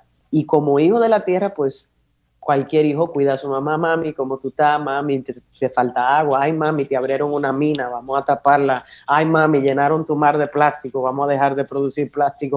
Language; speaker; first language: Spanish; native; Spanish